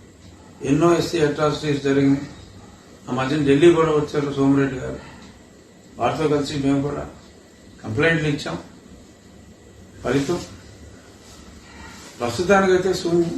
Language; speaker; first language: Telugu; native; Telugu